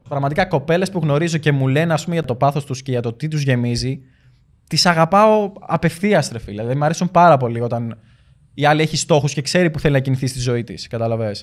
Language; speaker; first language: Greek; early bilingual, other home language; Albanian